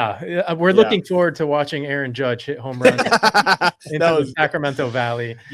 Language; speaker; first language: English; native; English